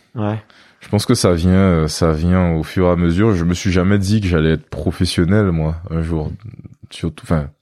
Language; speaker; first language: French; native; French